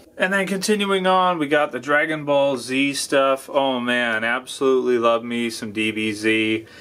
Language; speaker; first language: English; native; English